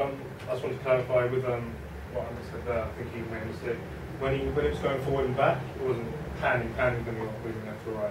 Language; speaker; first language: English; native; English